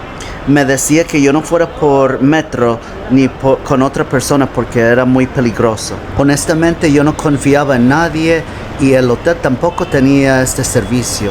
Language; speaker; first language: Spanish; non-native, fluent; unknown